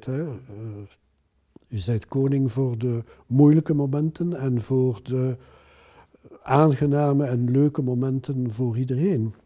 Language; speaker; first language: Dutch; non-native, local second language; French